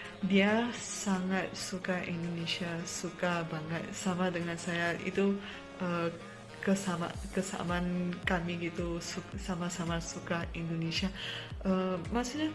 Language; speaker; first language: Indonesian; non-native, fluent; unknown